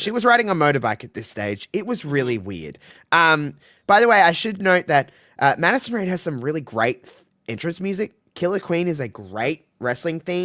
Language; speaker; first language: English; native; English